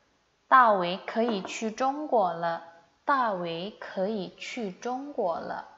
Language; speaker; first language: Chinese; non-native, fluent; Indonesian